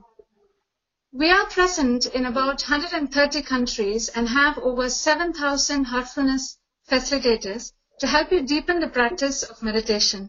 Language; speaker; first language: English; non-native, local second language; Tamil